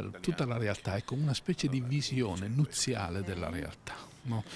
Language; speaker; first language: Italian; native; Italian